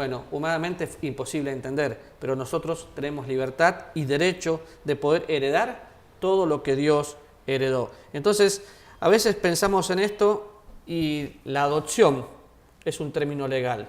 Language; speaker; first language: Spanish; native; Spanish